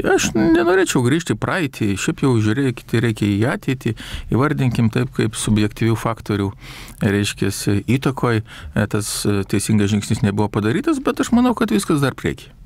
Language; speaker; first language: Lithuanian; native; Lithuanian